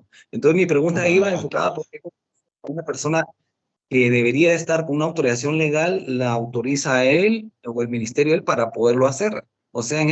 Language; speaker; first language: Spanish; native; Spanish